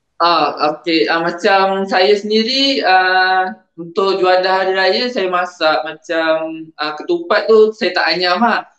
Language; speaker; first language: Malay; native; Malay